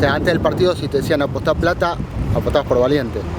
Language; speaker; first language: Spanish; native; Spanish